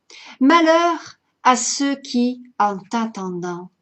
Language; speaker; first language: French; native; French